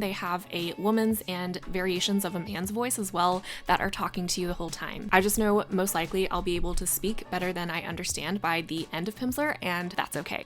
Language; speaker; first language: English; native; English